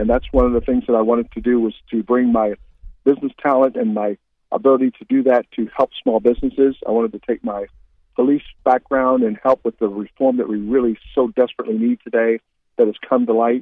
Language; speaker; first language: English; native; English